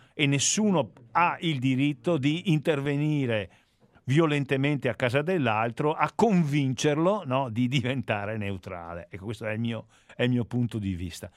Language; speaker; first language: Italian; native; Italian